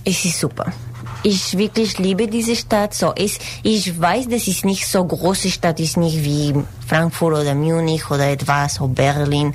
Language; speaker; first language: German; non-native, learner; Spanish